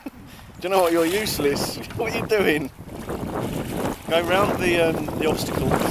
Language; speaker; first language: English; native; English